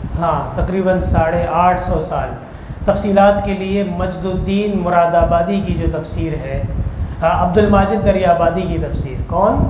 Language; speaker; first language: Urdu; non-native, local second language; Pashto